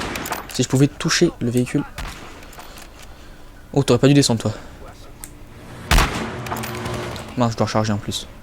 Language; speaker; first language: French; native; French